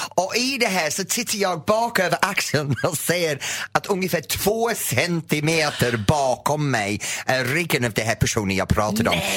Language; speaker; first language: Swedish; non-native, fluent; English